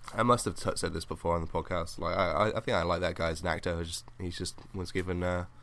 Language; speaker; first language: English; native; English